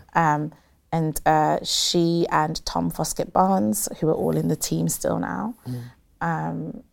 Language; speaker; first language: English; native; English